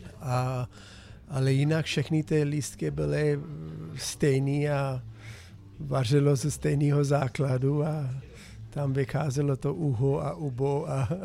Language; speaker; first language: Czech; non-native, fluent; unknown